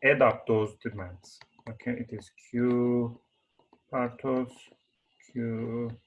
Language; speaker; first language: English; non-native, fluent; Turkish